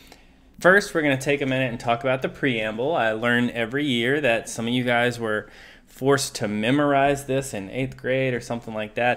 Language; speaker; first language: English; native; English